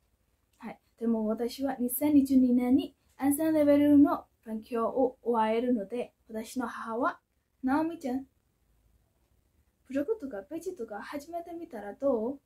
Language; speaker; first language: Japanese; non-native, fluent; Burmese